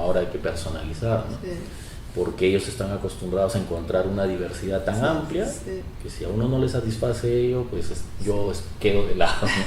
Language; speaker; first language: Spanish; native; Spanish